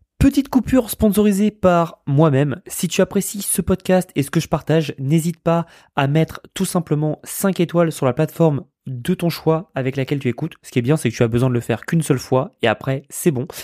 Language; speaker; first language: French; native; French